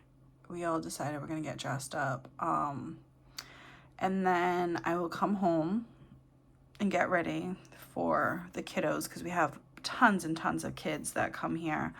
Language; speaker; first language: English; native; English